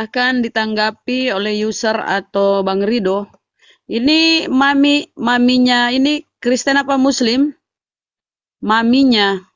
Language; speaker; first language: Indonesian; native; Indonesian